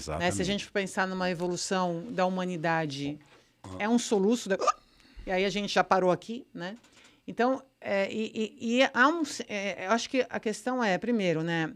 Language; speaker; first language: Portuguese; native; Portuguese